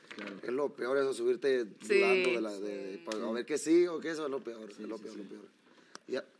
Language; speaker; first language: Spanish; native; Spanish